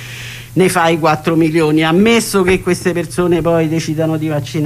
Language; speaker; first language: Italian; native; Italian